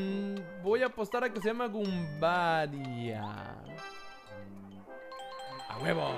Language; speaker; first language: Spanish; native; Spanish